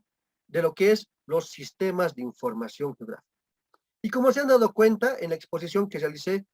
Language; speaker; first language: Spanish; native; Spanish